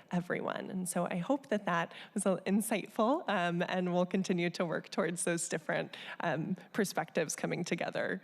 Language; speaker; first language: English; native; English